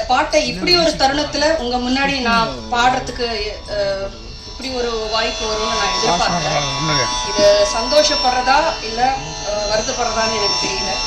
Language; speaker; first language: Tamil; native; Tamil